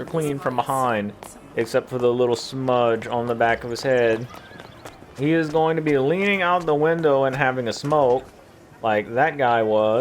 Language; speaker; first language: English; native; English